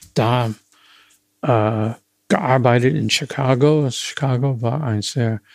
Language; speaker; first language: German; non-native, fluent; English